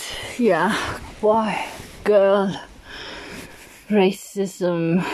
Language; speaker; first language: English; non-native, fluent; German